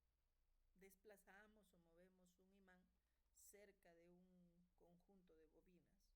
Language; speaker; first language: Spanish; native; Spanish